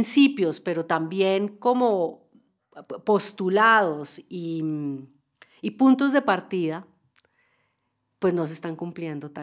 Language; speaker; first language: Spanish; native; Spanish